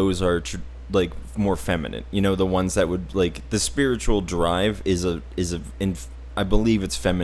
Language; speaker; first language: English; native; English